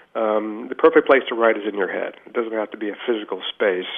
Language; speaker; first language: English; native; English